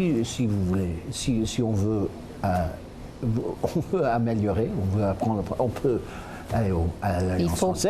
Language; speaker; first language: French; non-native, local second language; English